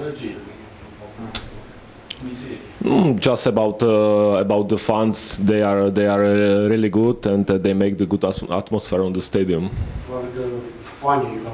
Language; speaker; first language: English; non-native, fluent; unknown